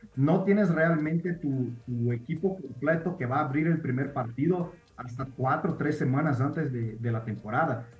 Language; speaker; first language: Spanish; non-native, fluent; Portuguese